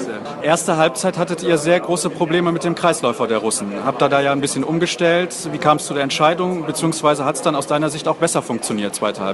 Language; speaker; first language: German; native; German